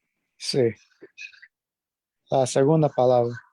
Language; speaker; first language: Spanish; early bilingual, heritage; Spanish